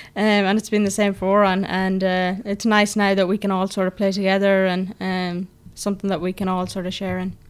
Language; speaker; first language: English; native; English